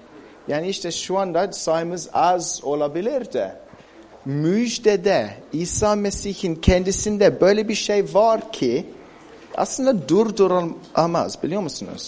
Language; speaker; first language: Turkish; non-native, fluent; English